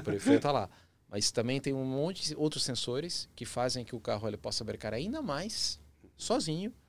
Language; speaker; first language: Portuguese; early bilingual, other home language; Spanish